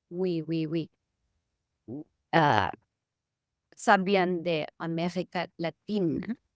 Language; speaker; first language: French; non-native, learner; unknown